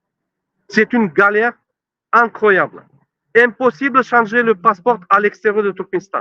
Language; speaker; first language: French; non-native, learner; Turkmen